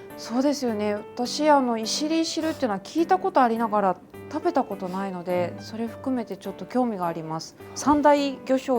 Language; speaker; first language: Japanese; native; Japanese